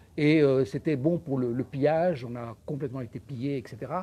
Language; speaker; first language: French; non-native, local second language; Arabic